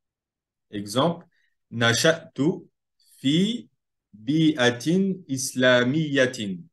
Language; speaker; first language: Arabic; non-native, fluent; French